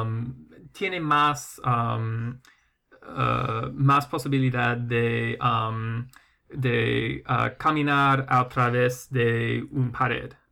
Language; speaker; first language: Spanish; non-native, fluent; English